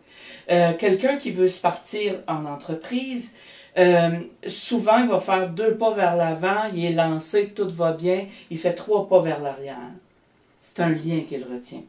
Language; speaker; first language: French; native; French